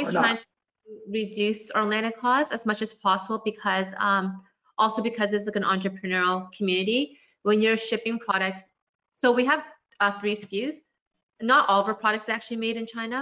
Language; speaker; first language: English; native; English